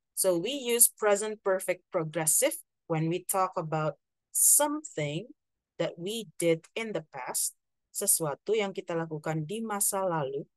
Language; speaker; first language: English; non-native, fluent; Indonesian